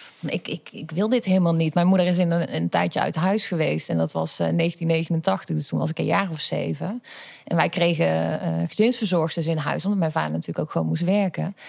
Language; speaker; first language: Dutch; native; Dutch